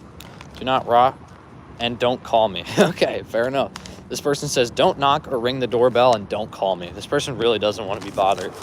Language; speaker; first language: English; native; English